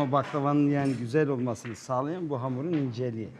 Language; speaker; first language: Turkish; native; Turkish